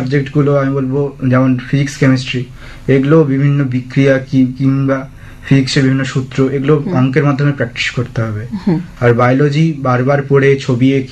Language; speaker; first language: Bangla; native; Bangla